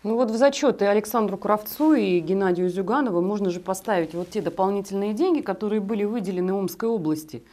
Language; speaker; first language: Russian; native; Russian